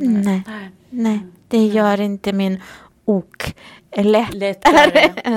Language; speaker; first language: Swedish; non-native, fluent; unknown